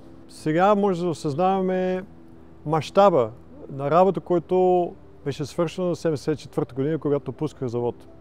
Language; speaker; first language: Bulgarian; non-native, fluent; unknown